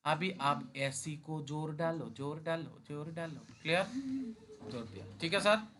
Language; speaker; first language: Hindi; non-native, local second language; Bangla